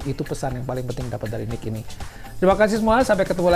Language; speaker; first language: Indonesian; native; Indonesian